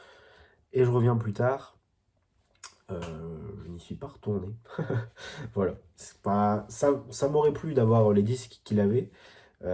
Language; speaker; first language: French; native; French